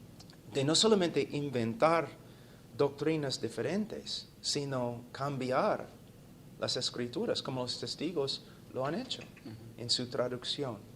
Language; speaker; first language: Spanish; non-native, fluent; English